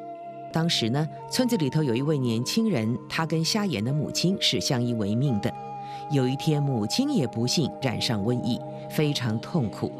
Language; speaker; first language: Chinese; native; Chinese